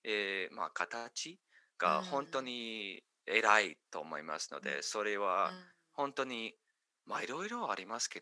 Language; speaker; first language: Japanese; non-native, fluent; English